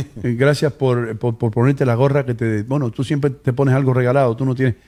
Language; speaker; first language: Spanish; early bilingual, heritage; Spanish